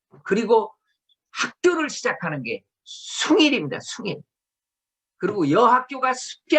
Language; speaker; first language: Korean; native; Korean